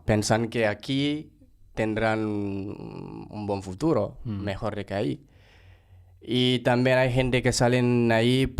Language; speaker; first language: Spanish; non-native, fluent; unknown